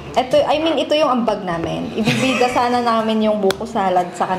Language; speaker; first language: Filipino; native; Filipino